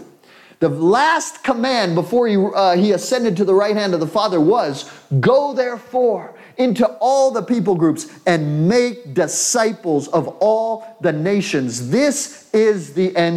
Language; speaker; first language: English; native; English